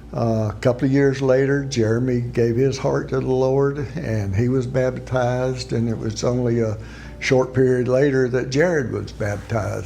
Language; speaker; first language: English; native; English